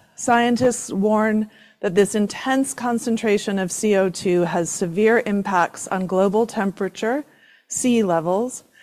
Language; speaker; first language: English; native; English